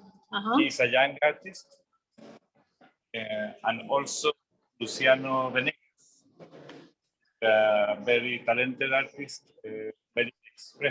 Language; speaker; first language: English; non-native, learner; Spanish